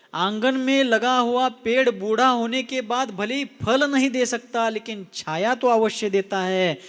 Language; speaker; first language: Hindi; non-native, local second language; Marathi